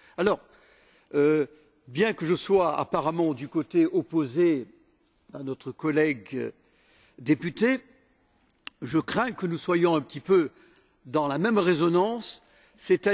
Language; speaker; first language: French; native; French